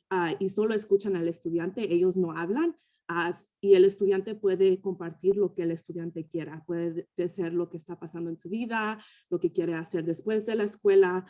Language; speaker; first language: Spanish; early bilingual, heritage; Spanish